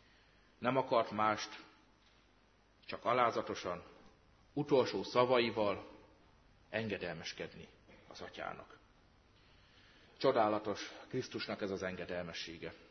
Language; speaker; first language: Hungarian; native; Hungarian